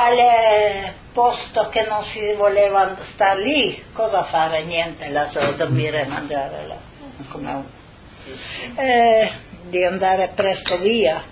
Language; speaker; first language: Italian; non-native, local second language; Slovenian